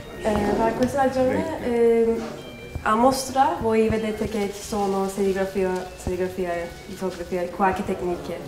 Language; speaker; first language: Italian; non-native, learner; Turkish